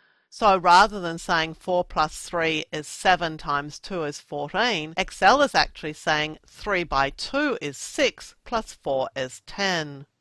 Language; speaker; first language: English; native; English